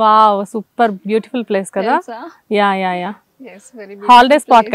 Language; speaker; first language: Telugu; native; Telugu